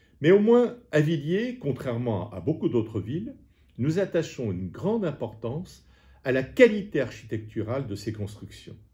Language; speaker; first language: French; native; French